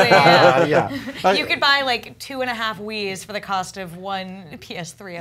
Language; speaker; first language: English; native; English